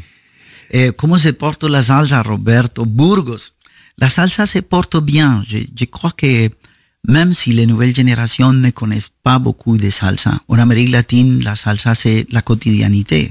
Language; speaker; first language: French; non-native, fluent; Spanish